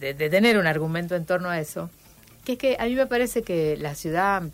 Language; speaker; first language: Spanish; native; Spanish